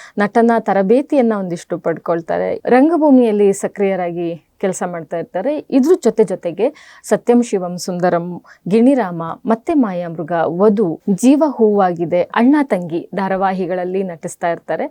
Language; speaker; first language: Kannada; native; Kannada